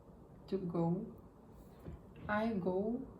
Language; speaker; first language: English; non-native, learner; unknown